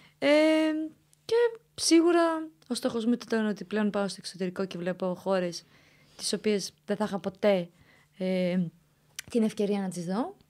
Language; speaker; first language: Greek; early bilingual, other home language; Romanian